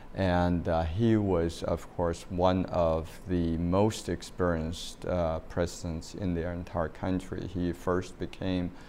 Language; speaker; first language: English; non-native, fluent; Chinese